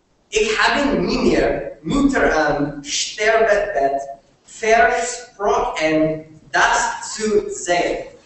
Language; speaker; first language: German; non-native, learner; English